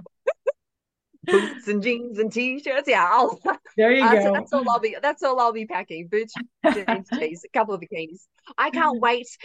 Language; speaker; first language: English; native; English